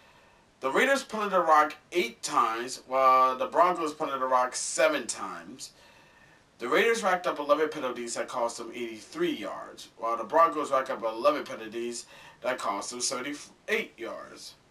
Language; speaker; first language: English; native; English